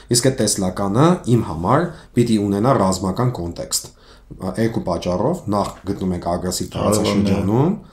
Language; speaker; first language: Armenian; early bilingual, heritage; Armenian